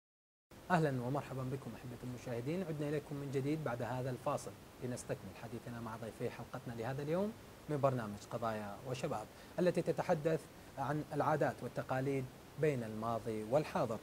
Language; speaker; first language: Arabic; native; Arabic